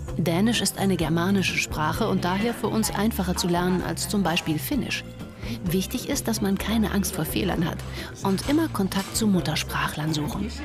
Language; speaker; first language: German; native; German